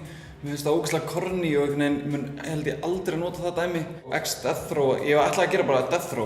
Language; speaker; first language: Icelandic; native; Icelandic